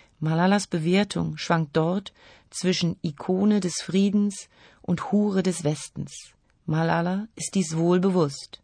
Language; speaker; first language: German; native; German